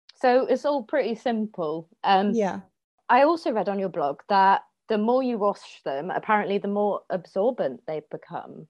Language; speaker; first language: English; native; English